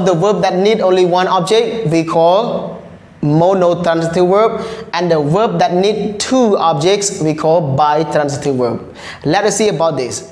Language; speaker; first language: English; non-native, learner; Khmer